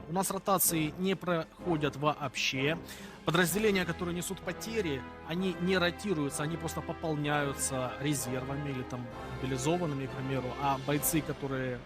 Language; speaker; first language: Russian; native; Russian